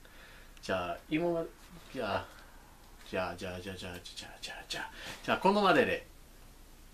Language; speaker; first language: Japanese; non-native, learner; English